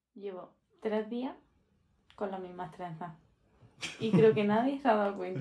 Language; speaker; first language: Spanish; native; Spanish